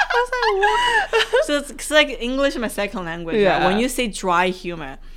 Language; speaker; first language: English; non-native, fluent; Chinese